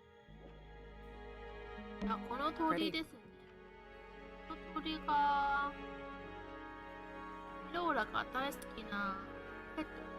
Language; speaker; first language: Japanese; non-native, learner; Chinese